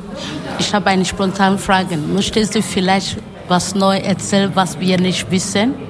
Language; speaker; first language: German; non-native, learner; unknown